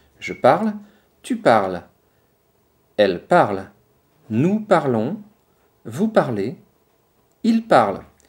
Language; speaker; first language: French; native; French